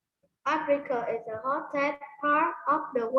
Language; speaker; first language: English; non-native, learner; Vietnamese